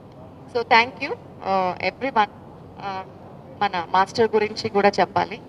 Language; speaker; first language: Telugu; non-native, fluent; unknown